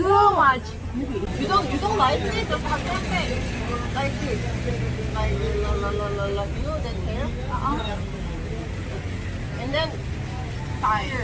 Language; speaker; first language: English; non-native, learner; Korean